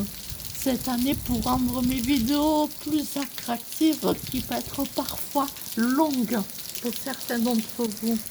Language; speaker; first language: French; native; French